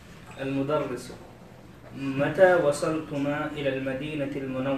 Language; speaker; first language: Arabic; non-native, learner; Urdu